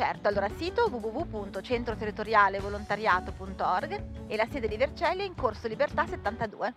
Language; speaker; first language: Italian; native; Italian